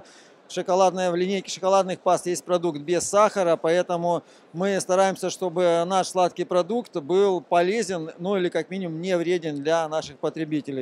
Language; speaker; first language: Russian; native; Russian